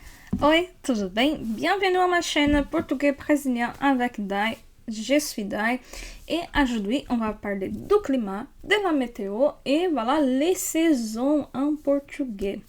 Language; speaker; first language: French; non-native, fluent; Portuguese